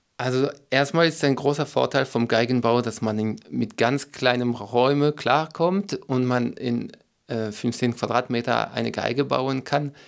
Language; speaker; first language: German; non-native, fluent; French